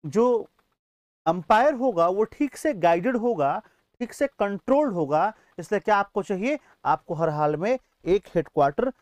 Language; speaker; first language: Hindi; native; Hindi